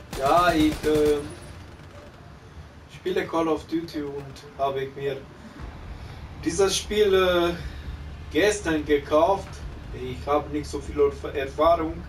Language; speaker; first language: German; non-native, learner; Romanian